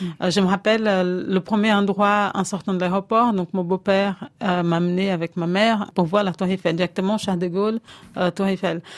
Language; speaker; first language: French; non-native, fluent; Portuguese